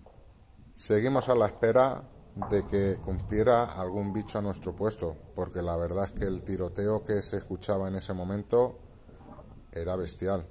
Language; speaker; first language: Spanish; native; Spanish